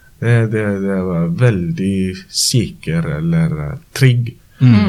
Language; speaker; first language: Norwegian; non-native, fluent; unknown